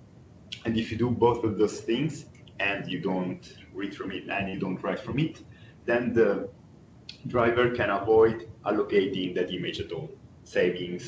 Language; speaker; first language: English; non-native, fluent; Italian